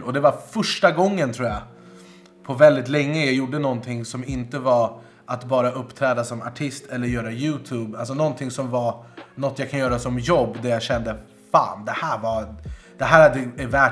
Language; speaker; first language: Swedish; native; Swedish